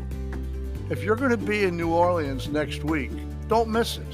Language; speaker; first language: English; native; English